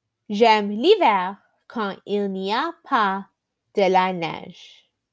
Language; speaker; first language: French; non-native, learner; English